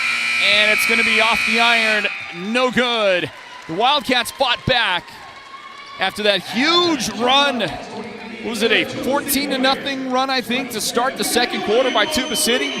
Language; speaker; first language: English; native; English